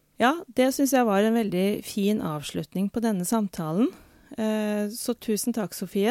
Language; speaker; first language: Norwegian; native; Norwegian